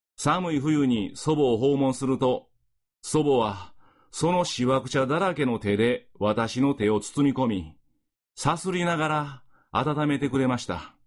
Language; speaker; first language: Japanese; native; Japanese